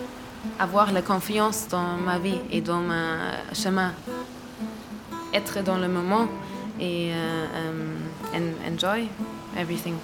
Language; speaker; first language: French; non-native, learner; German